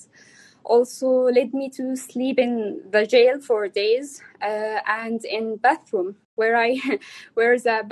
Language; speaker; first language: English; non-native, learner; Arabic